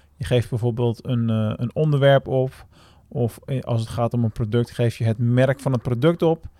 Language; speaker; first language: Dutch; native; Dutch